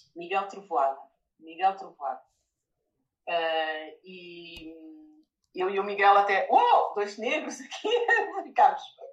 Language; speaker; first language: Portuguese; native; Portuguese